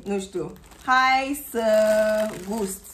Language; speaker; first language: Romanian; non-native, learner; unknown